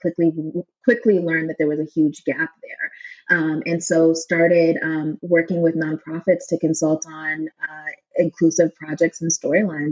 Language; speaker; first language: English; native; English